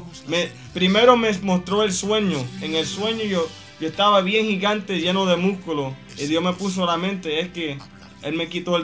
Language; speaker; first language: Spanish; native; Spanish